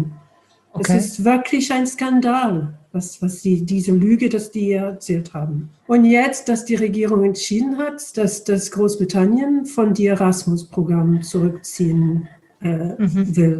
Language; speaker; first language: German; non-native, fluent; English